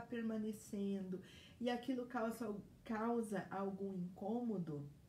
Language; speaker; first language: Portuguese; native; Portuguese